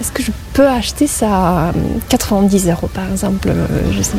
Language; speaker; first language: French; non-native, fluent; Russian